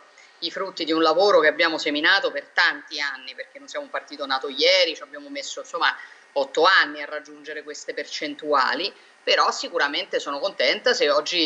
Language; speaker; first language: Italian; native; Italian